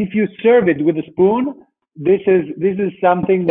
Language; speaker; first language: English; non-native, fluent; Italian